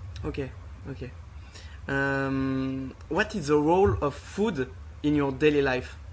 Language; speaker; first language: English; non-native, learner; French